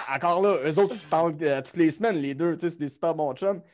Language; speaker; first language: French; native; French